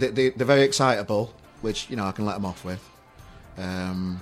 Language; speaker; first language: English; native; English